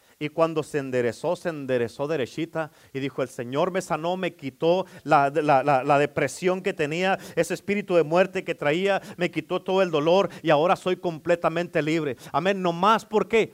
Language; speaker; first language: Spanish; native; Spanish